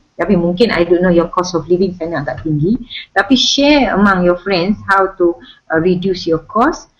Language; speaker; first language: English; non-native, local second language; Malay